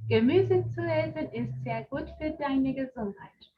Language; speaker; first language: German; non-native, fluent; Spanish